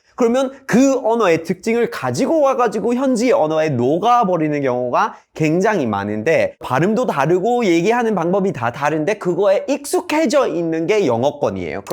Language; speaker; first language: Korean; non-native, fluent; English